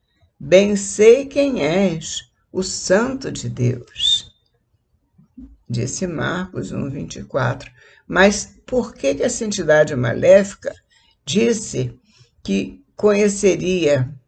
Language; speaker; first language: Portuguese; native; Portuguese